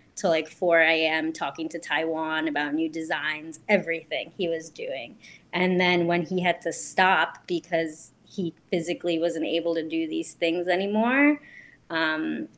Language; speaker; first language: English; native; English